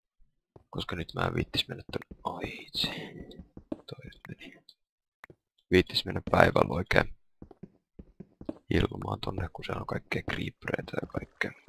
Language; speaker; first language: Finnish; native; Finnish